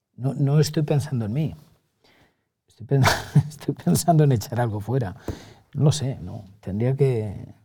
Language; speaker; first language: Spanish; native; Spanish